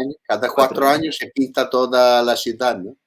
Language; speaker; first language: Spanish; non-native, learner; Italian